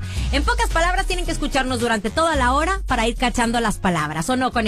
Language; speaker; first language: Spanish; native; Spanish